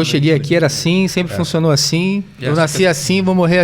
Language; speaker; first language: Portuguese; native; Portuguese